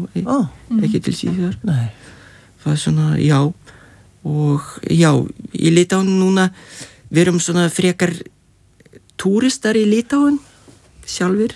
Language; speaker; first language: Icelandic; non-native, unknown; Lithuanian